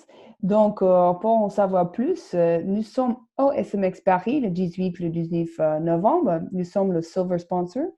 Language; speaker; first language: French; non-native, fluent; English